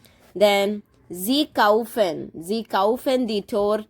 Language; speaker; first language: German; non-native, fluent; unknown